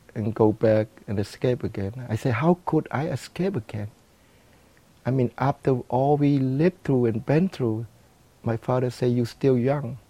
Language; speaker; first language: English; non-native, fluent; Khmer